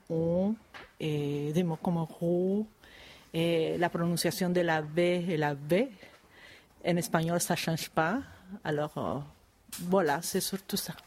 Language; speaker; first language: French; non-native, fluent; Spanish